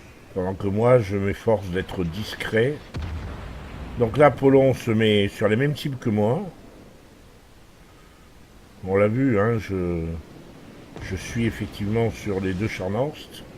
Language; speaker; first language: French; native; French